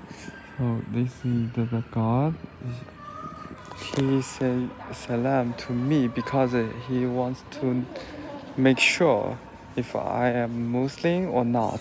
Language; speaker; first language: English; non-native, learner; Chinese